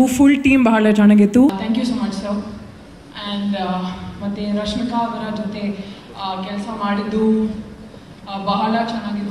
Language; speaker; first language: Kannada; non-native, learner; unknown